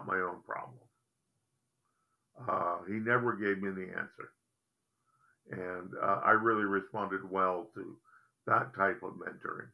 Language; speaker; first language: English; native; English